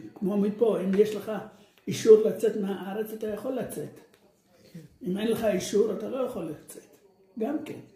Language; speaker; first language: Hebrew; early bilingual, other home language; Arabic